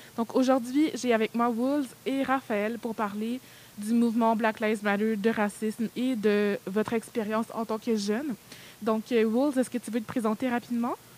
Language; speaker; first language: French; native; French